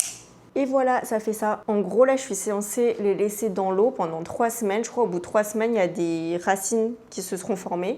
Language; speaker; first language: French; native; French